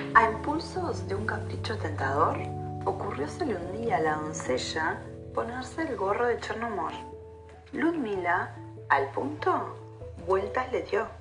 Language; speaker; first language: Spanish; native; Spanish